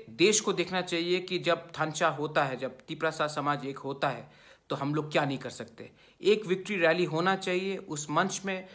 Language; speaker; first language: Hindi; non-native, local second language; Kok Borok